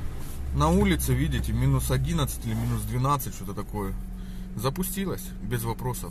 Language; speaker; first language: Russian; native; Russian